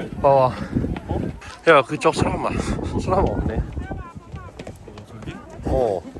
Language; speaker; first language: Korean; non-native, learner; Thai